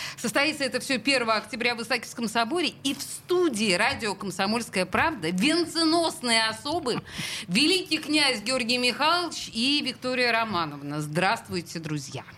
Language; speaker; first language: Russian; native; Russian